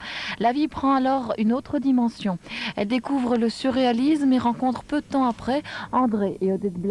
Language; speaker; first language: French; native; French